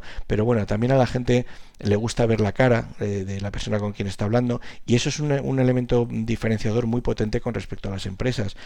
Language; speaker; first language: Spanish; native; Spanish